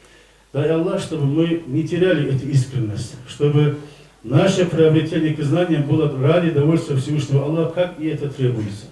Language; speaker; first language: Russian; non-native, local second language; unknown